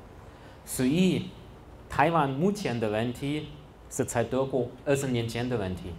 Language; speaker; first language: Chinese; non-native, fluent; German